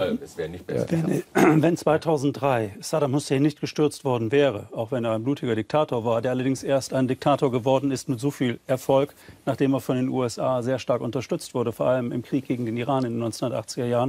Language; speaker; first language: German; native; German